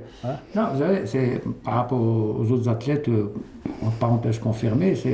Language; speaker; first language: French; non-native, local second language; Arabic